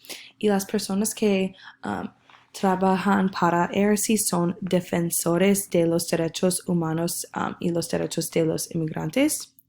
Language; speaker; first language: Spanish; non-native, learner; English